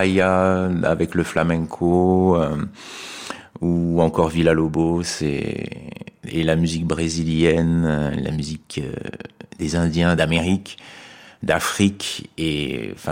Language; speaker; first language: French; native; French